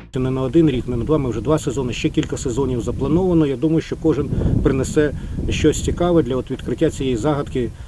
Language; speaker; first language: Ukrainian; native; Ukrainian